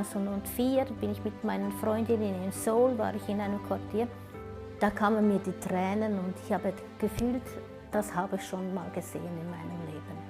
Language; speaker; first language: German; early bilingual, other home language; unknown